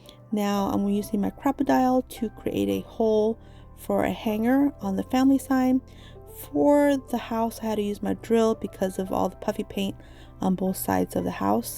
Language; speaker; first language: English; native; English